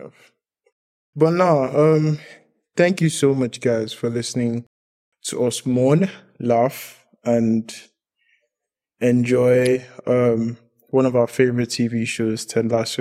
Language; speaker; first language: English; non-native, local second language; Yoruba